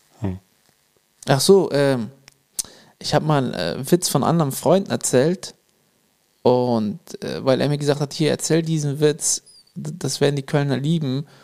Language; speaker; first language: German; early bilingual, other home language; Arabic